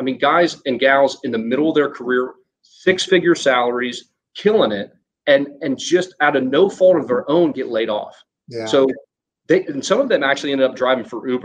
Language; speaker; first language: English; native; English